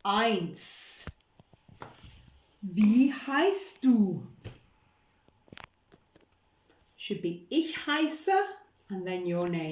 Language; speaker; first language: German; non-native, fluent; English